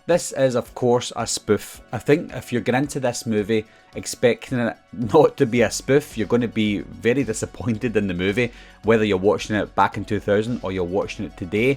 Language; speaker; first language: English; native; English